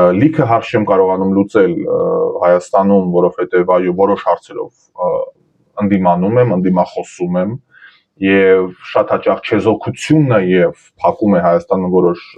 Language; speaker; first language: Armenian; early bilingual, heritage; Armenian